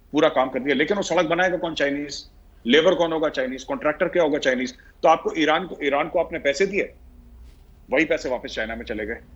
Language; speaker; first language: Hindi; native; Hindi